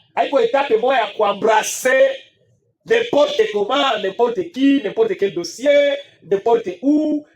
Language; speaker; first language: French; non-native, local second language; Swahili